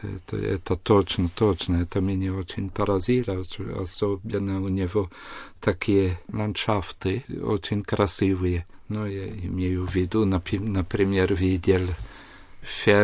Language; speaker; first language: Russian; non-native, fluent; Italian